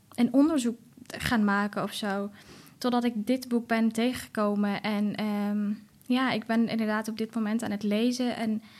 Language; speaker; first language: Dutch; early bilingual, other home language; Arabic